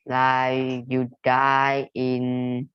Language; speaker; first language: English; non-native, learner; Vietnamese